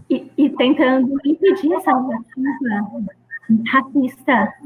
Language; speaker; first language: Portuguese; non-native, fluent; Greek